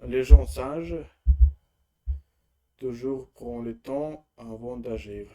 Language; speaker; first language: French; non-native, learner; Russian